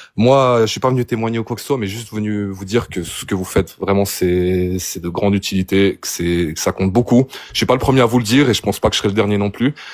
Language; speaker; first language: French; early bilingual, other home language; Arabic